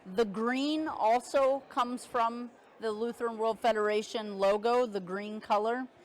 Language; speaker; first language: English; native; English